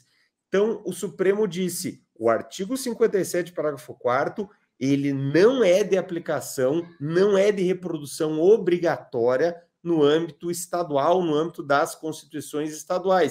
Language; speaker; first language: Portuguese; native; Portuguese